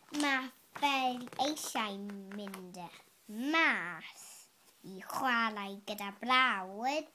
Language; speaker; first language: Welsh; non-native, local second language; English